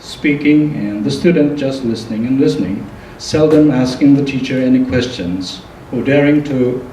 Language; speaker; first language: English; non-native, fluent; Japanese